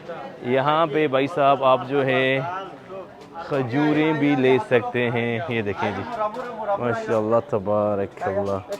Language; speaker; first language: Hindi; non-native, local second language; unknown